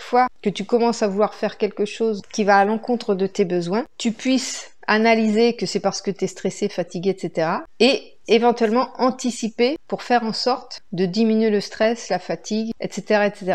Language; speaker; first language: French; native; French